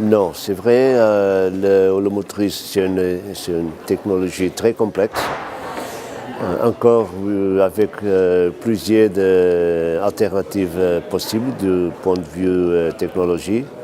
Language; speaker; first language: French; non-native, fluent; Portuguese